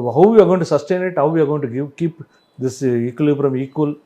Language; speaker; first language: English; non-native, local second language; Telugu